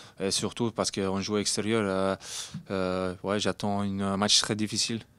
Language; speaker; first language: French; non-native, learner; Dutch